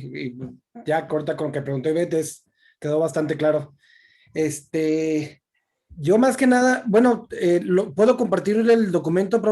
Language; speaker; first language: Spanish; native; Spanish